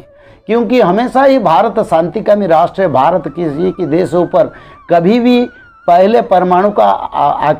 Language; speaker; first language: Hindi; non-native, local second language; Odia